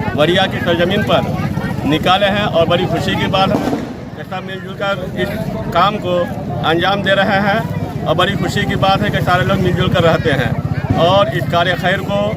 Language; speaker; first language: Hindi; non-native, local second language; Gujarati